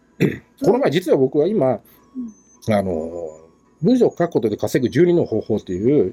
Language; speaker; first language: Japanese; native; Japanese